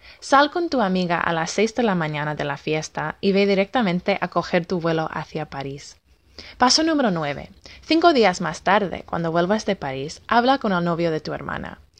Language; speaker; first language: Spanish; non-native, fluent; English